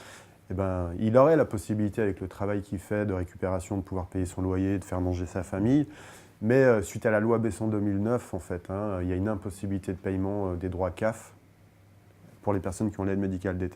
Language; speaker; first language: French; native; French